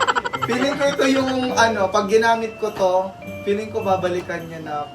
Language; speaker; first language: Filipino; native; Filipino